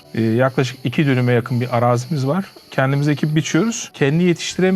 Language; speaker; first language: Turkish; native; Turkish